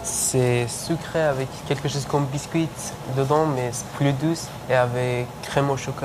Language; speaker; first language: French; non-native, learner; Persian